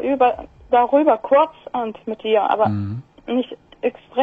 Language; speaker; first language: German; native; German